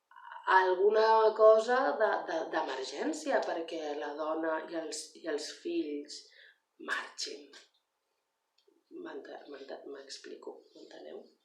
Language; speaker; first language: Catalan; non-native, learner; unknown